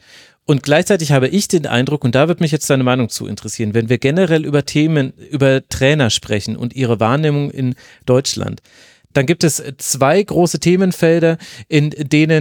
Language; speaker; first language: German; native; German